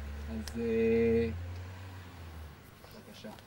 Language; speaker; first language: Hebrew; native; Hebrew